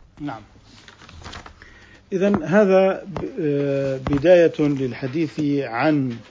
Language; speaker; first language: Arabic; native; Arabic